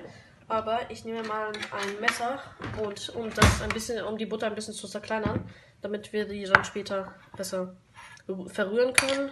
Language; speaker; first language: German; native; German